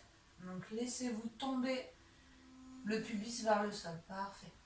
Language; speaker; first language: French; native; French